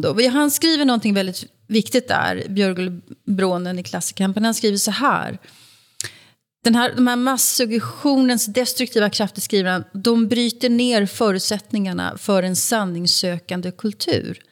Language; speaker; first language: Swedish; native; Swedish